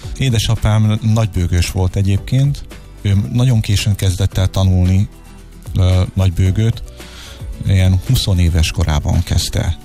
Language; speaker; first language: Hungarian; native; Hungarian